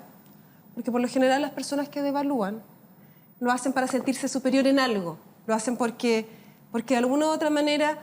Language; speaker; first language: Spanish; native; Spanish